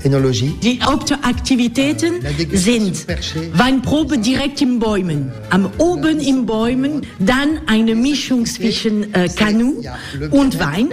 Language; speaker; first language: German; non-native, learner; French